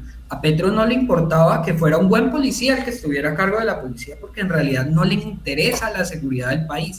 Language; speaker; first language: Spanish; native; Spanish